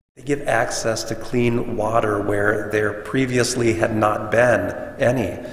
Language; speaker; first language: English; native; English